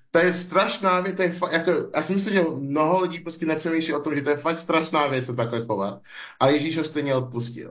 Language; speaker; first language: Czech; non-native, fluent; English